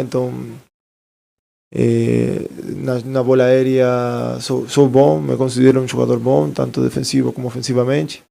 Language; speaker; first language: Portuguese; non-native, fluent; Spanish